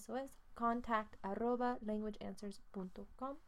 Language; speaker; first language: Spanish; non-native, learner; English